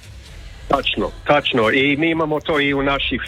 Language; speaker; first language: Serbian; early bilingual, heritage; Croatian